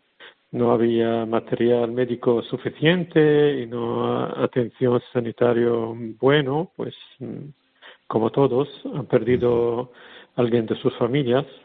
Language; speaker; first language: Spanish; non-native, learner; Arabic